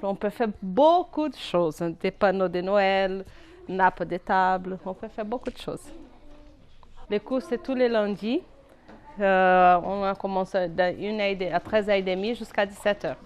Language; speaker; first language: French; non-native, fluent; Portuguese